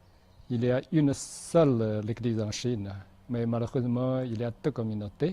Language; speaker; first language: French; non-native, fluent; Chinese